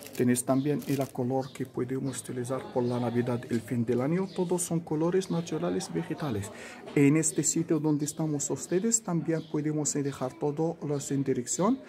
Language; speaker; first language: Spanish; non-native, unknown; Arabic